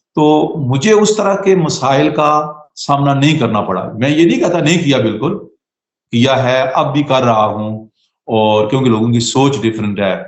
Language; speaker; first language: Urdu; non-native, local second language; Pahari-Potwari